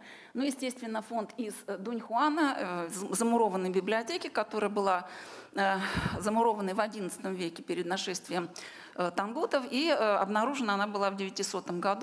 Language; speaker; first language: Russian; native; Russian